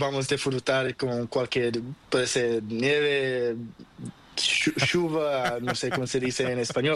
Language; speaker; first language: Spanish; non-native, learner; Portuguese